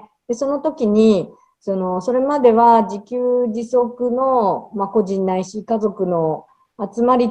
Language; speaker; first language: Japanese; native; Japanese